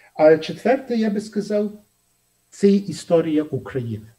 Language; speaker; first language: Ukrainian; early bilingual, heritage; Ukrainian